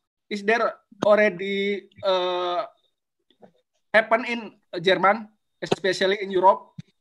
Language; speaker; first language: English; non-native, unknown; Indonesian